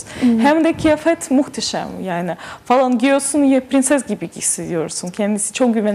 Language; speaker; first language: Turkish; non-native, learner; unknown